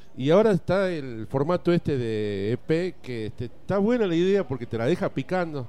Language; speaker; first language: Spanish; native; Spanish